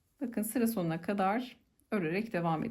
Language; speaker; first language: Turkish; native; Turkish